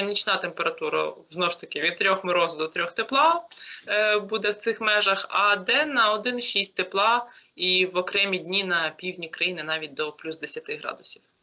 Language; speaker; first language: Ukrainian; native; Ukrainian